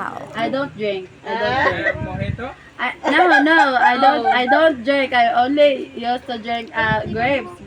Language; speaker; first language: English; non-native, learner; Filipino